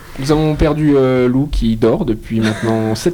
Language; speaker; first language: French; native; French